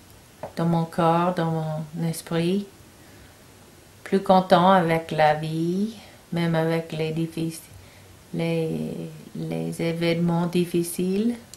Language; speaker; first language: French; non-native, learner; English